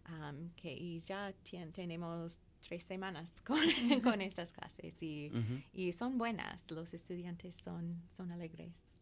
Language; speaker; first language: Spanish; non-native, fluent; English